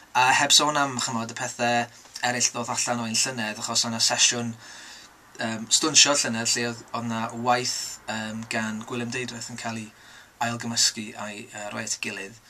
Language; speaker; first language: Welsh; native; Welsh